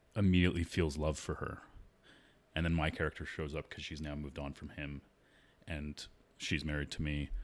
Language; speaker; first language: English; native; English